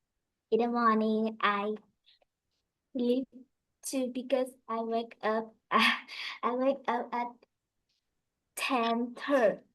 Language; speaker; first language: English; non-native, learner; Vietnamese